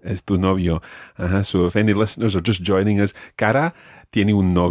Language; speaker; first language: Spanish; non-native, fluent; English